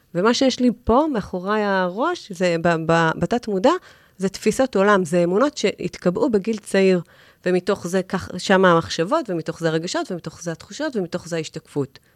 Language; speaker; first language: Hebrew; native; Hebrew